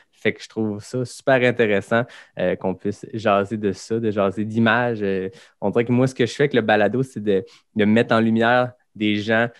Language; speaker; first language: French; native; French